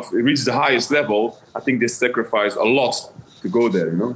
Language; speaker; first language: English; non-native, fluent; Dutch